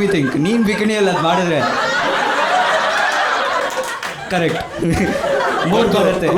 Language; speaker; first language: Kannada; native; Kannada